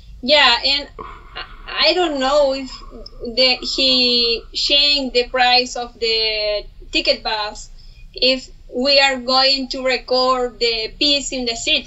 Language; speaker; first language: English; non-native, learner; Spanish